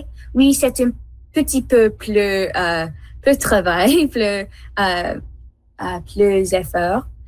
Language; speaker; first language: French; non-native, learner; English